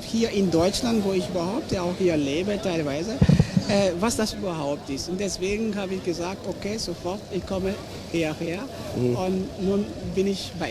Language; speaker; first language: German; non-native, fluent; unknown